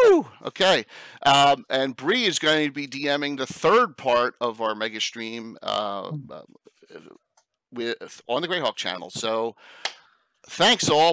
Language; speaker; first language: English; native; English